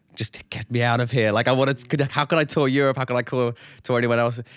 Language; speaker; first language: English; native; English